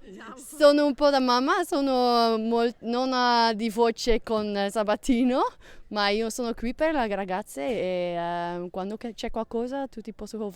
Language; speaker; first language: Italian; non-native, learner; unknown